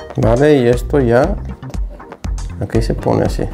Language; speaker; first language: Spanish; non-native, fluent; Bulgarian